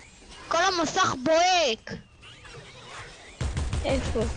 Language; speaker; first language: Hebrew; native; Hebrew